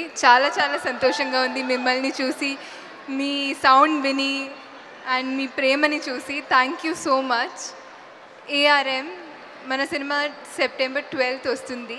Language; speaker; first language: Telugu; non-native, fluent; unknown